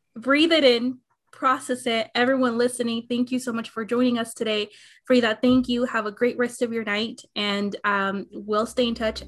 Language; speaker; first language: English; early bilingual, other home language; Spanish